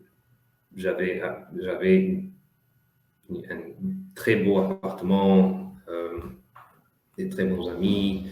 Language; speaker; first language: French; non-native, fluent; Spanish